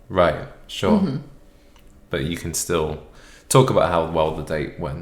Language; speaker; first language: English; native; English